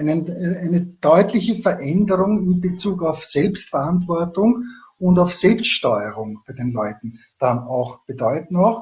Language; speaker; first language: German; native; German